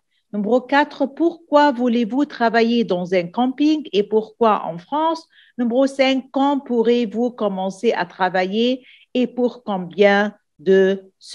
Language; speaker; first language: French; non-native, fluent; Arabic